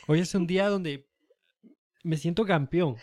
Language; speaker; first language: Spanish; early bilingual, heritage; Spanish